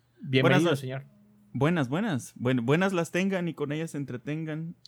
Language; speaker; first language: Spanish; native; Spanish